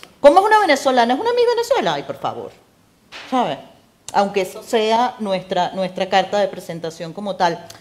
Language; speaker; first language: Spanish; native; Spanish